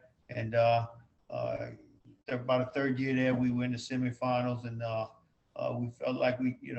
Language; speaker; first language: English; native; English